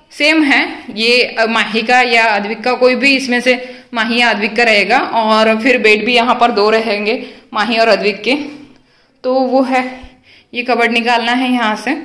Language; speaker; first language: Hindi; non-native, local second language; Marathi